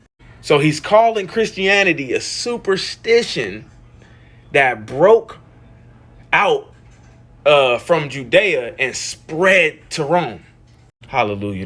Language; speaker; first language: English; native; English